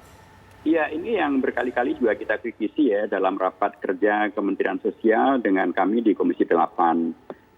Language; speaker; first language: Indonesian; native; Indonesian